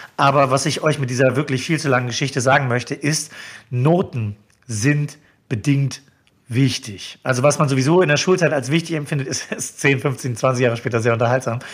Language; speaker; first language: German; native; German